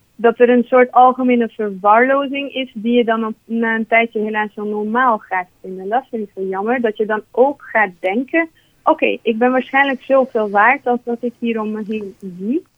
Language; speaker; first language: Dutch; non-native, fluent; Hungarian